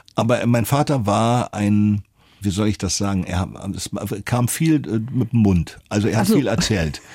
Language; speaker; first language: German; native; German